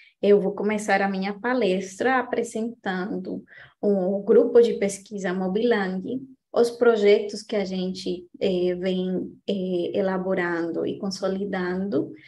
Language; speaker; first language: Portuguese; non-native, fluent; Spanish